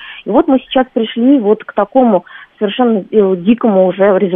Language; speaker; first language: Russian; native; Russian